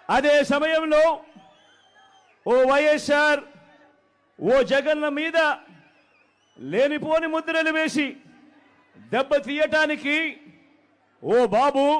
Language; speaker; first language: Telugu; native; Telugu